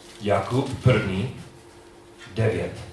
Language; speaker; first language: Czech; non-native, learner; English